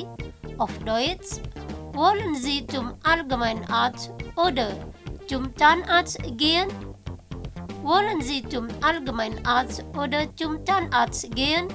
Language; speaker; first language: German; non-native, fluent; Indonesian